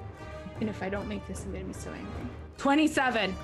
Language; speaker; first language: English; native; English